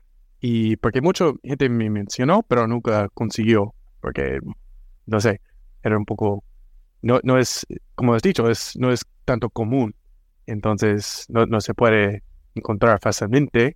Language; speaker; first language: Spanish; non-native, fluent; English